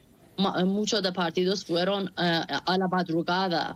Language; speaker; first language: Spanish; non-native, fluent; Persian